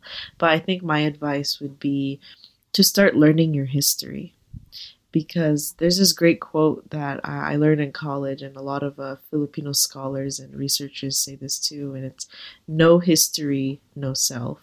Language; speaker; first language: English; native; English